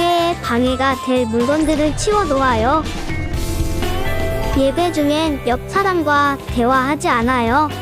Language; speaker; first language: Korean; native; Korean